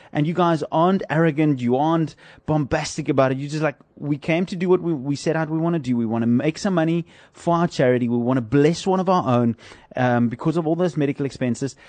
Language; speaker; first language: English; non-native, local second language; Afrikaans